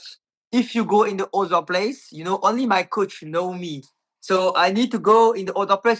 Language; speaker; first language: English; non-native, learner; French